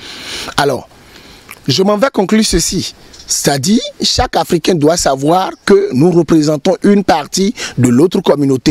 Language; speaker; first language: French; non-native, local second language; Fon